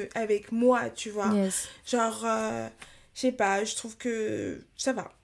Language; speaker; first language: French; native; French